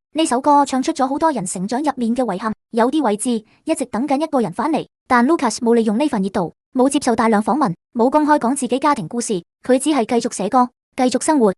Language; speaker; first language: Cantonese; native; Cantonese